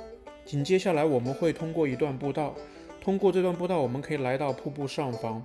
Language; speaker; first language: Chinese; native; Chinese